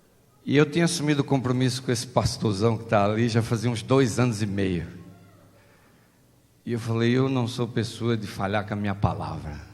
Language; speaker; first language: Portuguese; native; Portuguese